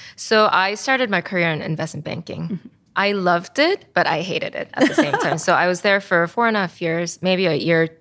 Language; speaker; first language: English; native; English